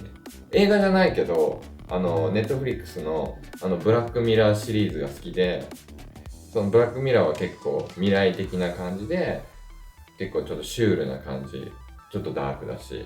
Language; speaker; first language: Japanese; native; Japanese